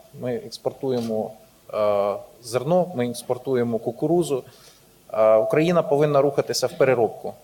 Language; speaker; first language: Ukrainian; native; Ukrainian